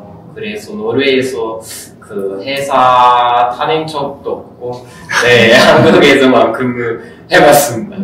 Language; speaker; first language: Korean; non-native, fluent; Norwegian